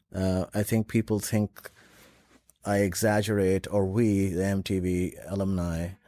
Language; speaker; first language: English; non-native, local second language; Urdu